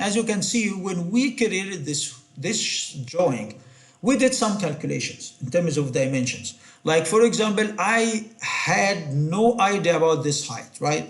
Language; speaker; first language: English; non-native, fluent; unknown